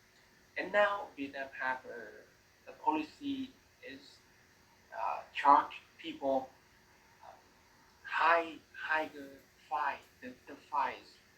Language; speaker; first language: English; non-native, learner; Vietnamese